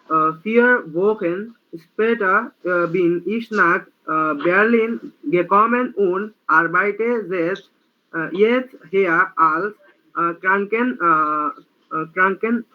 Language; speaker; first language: German; non-native, learner; Bangla